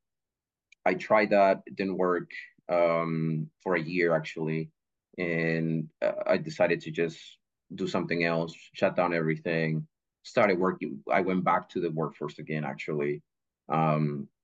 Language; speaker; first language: English; non-native, fluent; Spanish